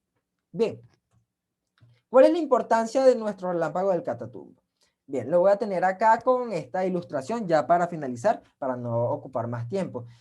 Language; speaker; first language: Spanish; native; Spanish